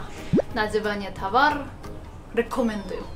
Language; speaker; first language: Russian; non-native, fluent; Korean